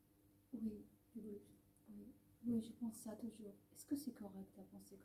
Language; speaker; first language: French; non-native, learner; Arabic